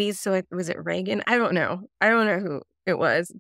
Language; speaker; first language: English; native; English